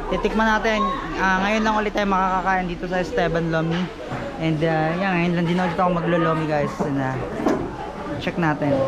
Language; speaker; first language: Filipino; native; Filipino